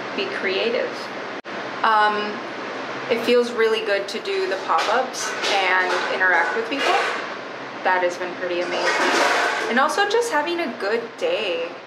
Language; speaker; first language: English; native; English